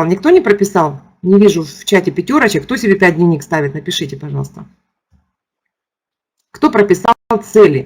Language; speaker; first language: Russian; native; Russian